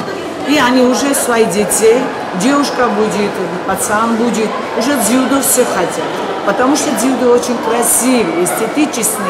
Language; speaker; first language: Russian; non-native, learner; Georgian